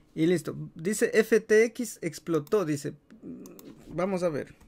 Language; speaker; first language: Spanish; native; Spanish